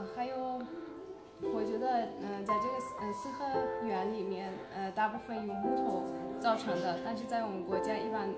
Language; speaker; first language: Chinese; non-native, fluent; Persian